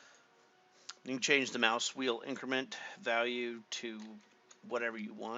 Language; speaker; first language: English; native; English